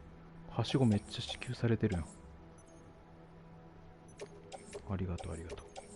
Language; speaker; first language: Japanese; native; Japanese